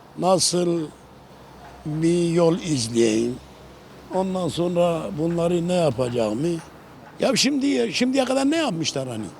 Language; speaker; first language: Turkish; non-native, local second language; Kurdish